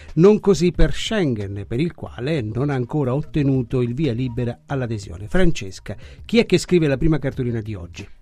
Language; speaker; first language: Italian; native; Italian